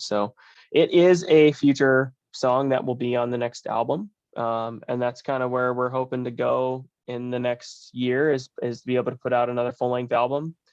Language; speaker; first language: English; native; English